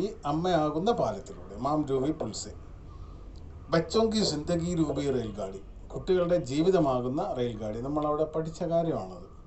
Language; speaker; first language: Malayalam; native; Malayalam